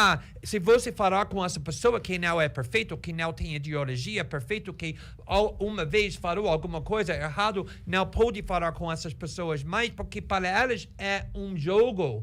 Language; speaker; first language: Portuguese; non-native, fluent; English